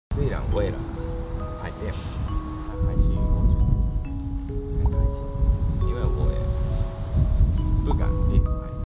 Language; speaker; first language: Chinese; non-native, fluent; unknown